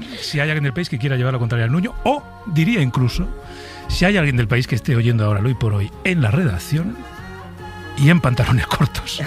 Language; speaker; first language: Spanish; native; Spanish